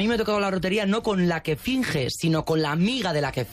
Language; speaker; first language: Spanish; native; Spanish